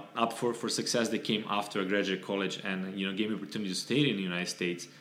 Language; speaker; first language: English; non-native, fluent; Serbian